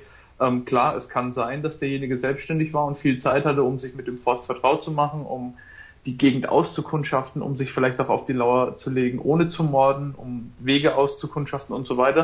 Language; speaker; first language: German; native; German